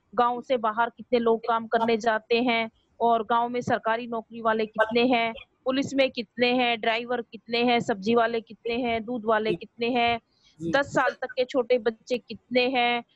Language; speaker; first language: Hindi; native; Hindi